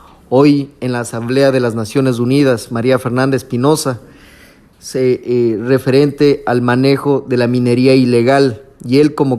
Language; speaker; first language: Spanish; native; Spanish